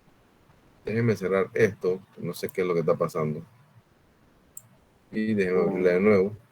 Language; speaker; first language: Spanish; native; Spanish